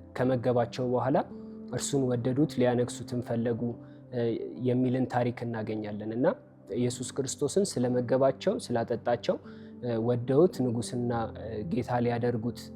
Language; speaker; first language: Amharic; native; Amharic